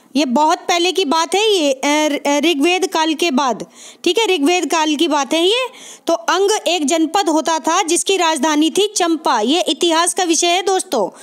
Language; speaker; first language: Hindi; native; Hindi